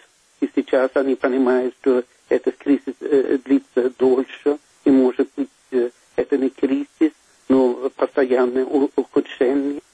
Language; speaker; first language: Russian; non-native, fluent; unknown